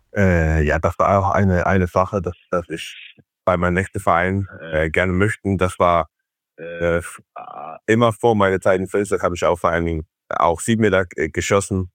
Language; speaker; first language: German; non-native, fluent; Faroese